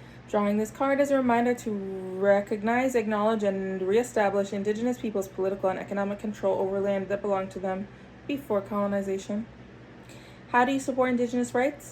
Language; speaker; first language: English; native; English